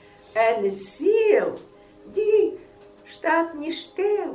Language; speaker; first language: Dutch; non-native, fluent; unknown